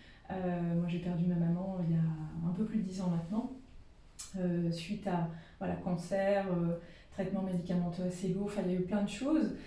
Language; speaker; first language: French; native; French